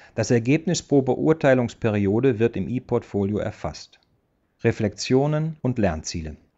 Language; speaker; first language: German; native; German